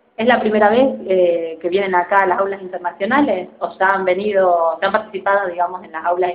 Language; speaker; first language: Spanish; native; Spanish